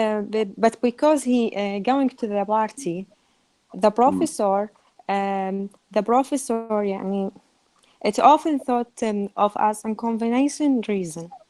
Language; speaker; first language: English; non-native, learner; Arabic